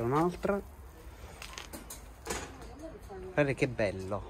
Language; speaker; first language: Italian; native; Italian